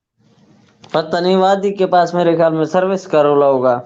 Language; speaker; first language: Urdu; non-native, local second language; Saraiki